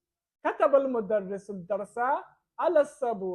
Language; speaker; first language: Arabic; non-native, fluent; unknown